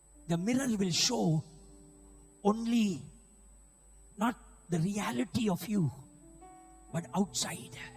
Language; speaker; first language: English; non-native, local second language; Tamil